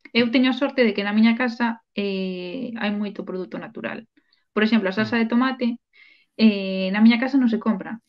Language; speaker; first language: Galician; non-native, local second language; Spanish